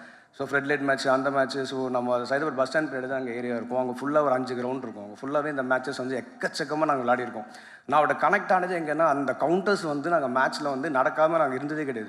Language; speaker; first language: Tamil; native; Tamil